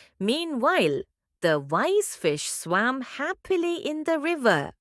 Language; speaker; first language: English; non-native, local second language; Tamil